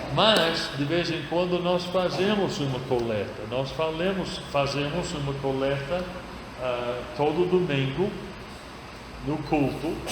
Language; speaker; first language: Portuguese; non-native, fluent; English